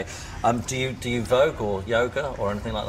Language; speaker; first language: English; native; English